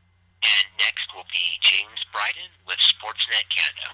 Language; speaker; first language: English; native; English